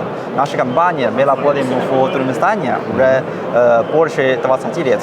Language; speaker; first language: Russian; non-native, learner; Chinese